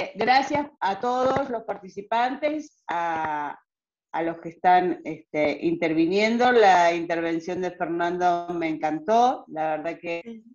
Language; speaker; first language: Spanish; native; Spanish